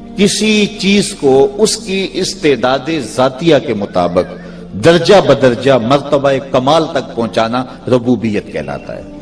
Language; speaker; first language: Urdu; non-native, local second language; Punjabi